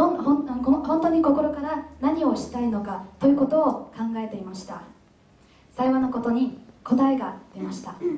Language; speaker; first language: Japanese; non-native, fluent; Chinese